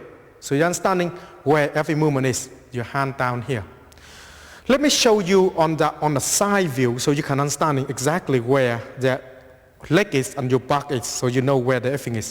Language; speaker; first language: English; non-native, fluent; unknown